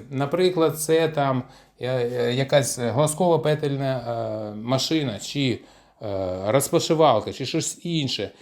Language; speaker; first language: Ukrainian; non-native, local second language; Russian